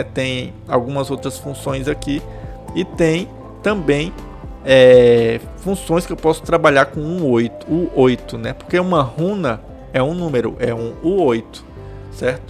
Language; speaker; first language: Portuguese; native; Portuguese